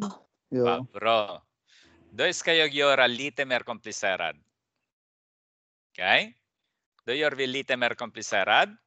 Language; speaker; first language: Swedish; non-native, fluent; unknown